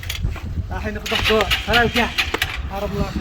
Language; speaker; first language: Arabic; native; Arabic